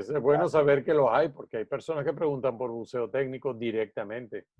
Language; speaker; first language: Spanish; native; Spanish